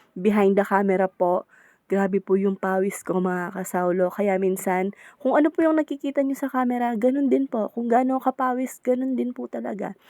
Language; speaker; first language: Filipino; native; Filipino